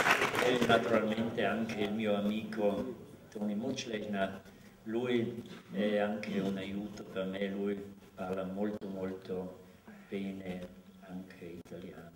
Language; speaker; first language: Italian; non-native, local second language; German